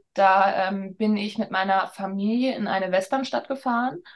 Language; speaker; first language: German; native; German